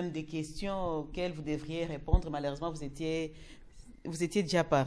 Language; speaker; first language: French; non-native, local second language; Lingala